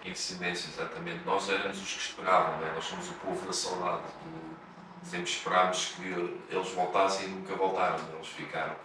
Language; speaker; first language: Portuguese; native; Portuguese